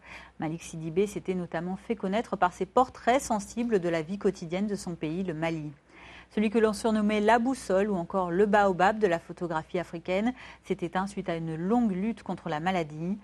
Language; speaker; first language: French; native; French